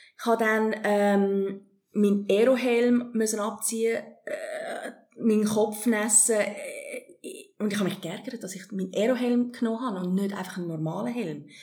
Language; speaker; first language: German; early bilingual, heritage; German